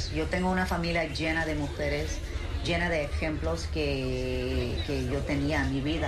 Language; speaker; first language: Spanish; early bilingual, heritage; English